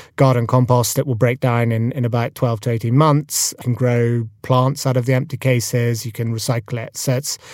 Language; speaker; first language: English; native; English